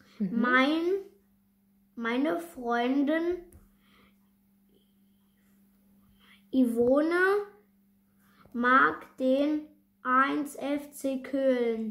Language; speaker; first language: German; non-native, learner; Russian